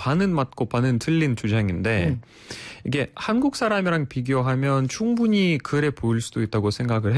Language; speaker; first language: Korean; non-native, fluent; Russian